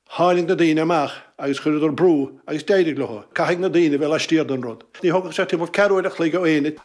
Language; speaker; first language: Irish; native; Irish